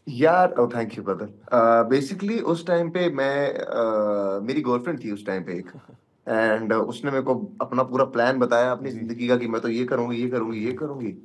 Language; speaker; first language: Hindi; native; Hindi